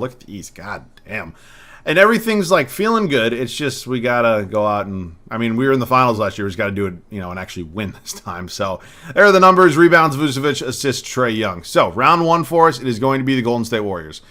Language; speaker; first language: English; native; English